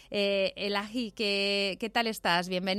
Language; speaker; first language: Spanish; native; Spanish